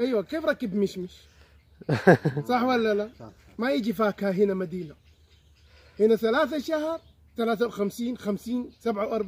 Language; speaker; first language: Arabic; non-native, learner; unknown